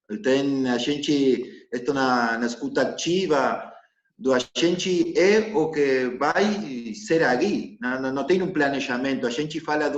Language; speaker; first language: Portuguese; non-native, learner; Spanish